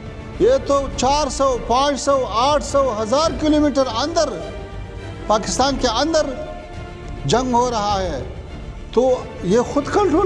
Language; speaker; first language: Hindi; non-native, fluent; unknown